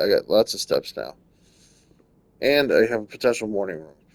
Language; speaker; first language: English; native; English